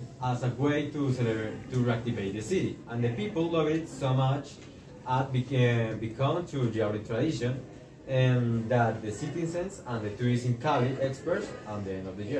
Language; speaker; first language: English; non-native, learner; Spanish